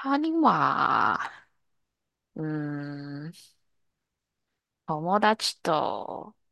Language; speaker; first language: Japanese; non-native, learner; Chinese